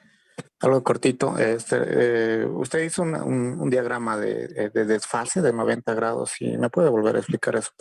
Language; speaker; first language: Spanish; native; Spanish